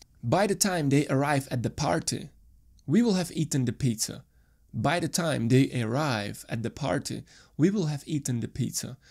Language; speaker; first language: English; non-native, fluent; Czech